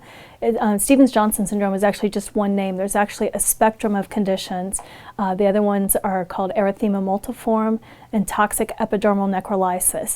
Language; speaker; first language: English; native; English